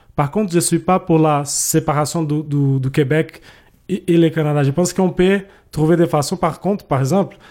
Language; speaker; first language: French; non-native, fluent; Portuguese